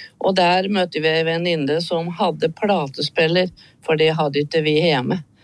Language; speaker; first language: Norwegian; native; Norwegian